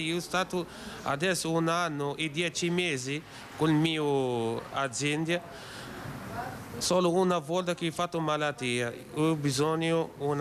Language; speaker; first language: Italian; non-native, learner; Arabic